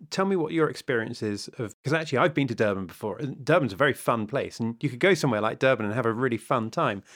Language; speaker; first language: English; native; English